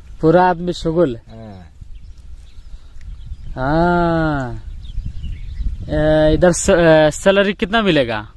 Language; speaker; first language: Hindi; native; Hindi